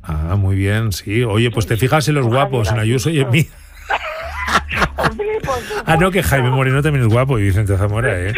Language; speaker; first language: Spanish; native; Spanish